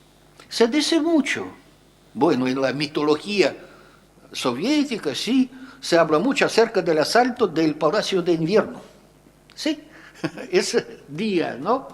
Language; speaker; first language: Spanish; non-native, fluent; Russian